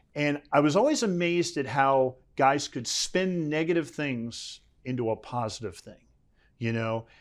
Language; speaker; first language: English; native; English